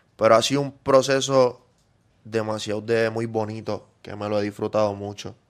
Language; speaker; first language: Spanish; native; Spanish